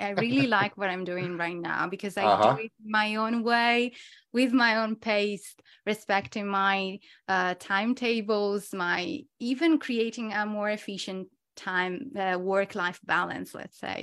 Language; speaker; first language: English; non-native, fluent; Italian